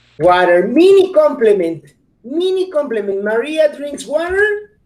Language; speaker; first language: English; non-native, fluent; Spanish